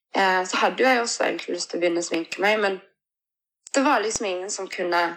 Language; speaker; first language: Norwegian; early bilingual, other home language; Portuguese